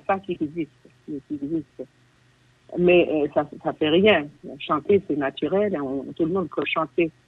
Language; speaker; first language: French; non-native, fluent; Chinese